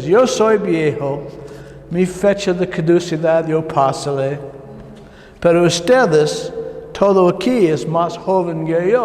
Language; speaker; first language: Spanish; non-native, learner; English